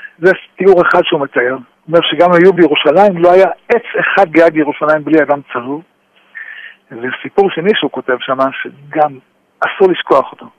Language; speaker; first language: Hebrew; native; Hebrew